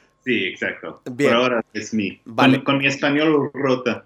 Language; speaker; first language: Spanish; non-native, learner; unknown